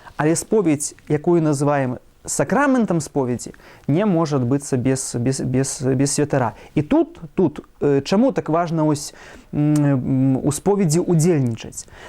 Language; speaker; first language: Belarusian; native; Belarusian